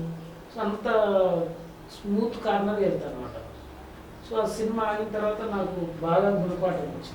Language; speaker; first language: Telugu; native; Telugu